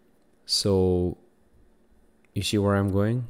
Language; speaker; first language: English; non-native, fluent; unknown